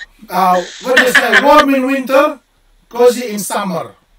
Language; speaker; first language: English; non-native, fluent; Indonesian